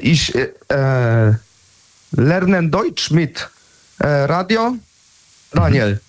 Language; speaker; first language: German; non-native, learner; Polish